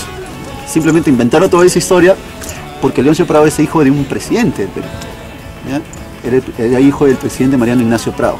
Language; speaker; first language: Spanish; native; Spanish